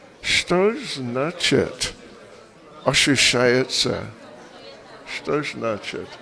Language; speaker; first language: Russian; non-native, fluent; English